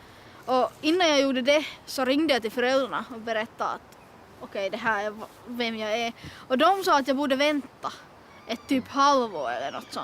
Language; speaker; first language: Swedish; non-native, local second language; Finnish